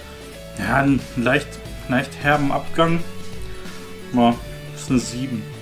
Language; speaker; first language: German; native; German